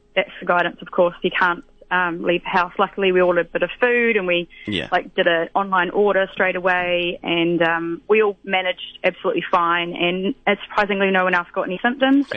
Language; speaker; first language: English; native; English